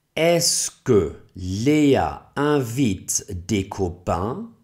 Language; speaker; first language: French; non-native, fluent; German